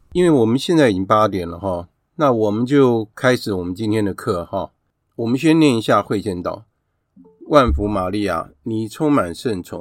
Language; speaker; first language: Chinese; native; Chinese